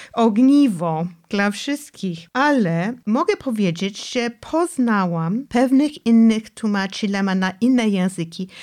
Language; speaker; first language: Polish; non-native, fluent; English